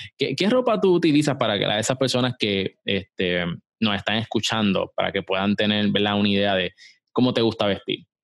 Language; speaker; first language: Spanish; native; Spanish